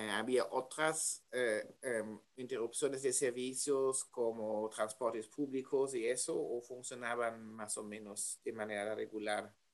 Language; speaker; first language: Spanish; non-native, learner; German